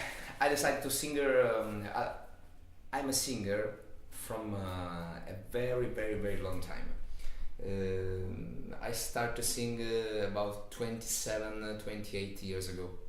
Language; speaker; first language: English; non-native, learner; Italian